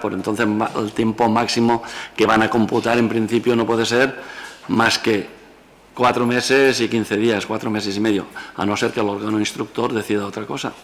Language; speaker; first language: Spanish; non-native, local second language; Catalan